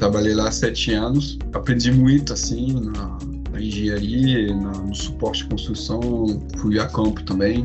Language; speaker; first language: Portuguese; non-native, fluent; French